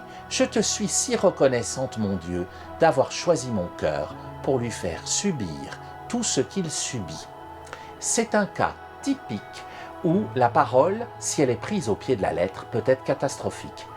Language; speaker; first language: French; native; French